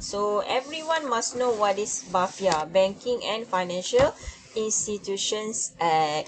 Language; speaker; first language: English; non-native, local second language; Malay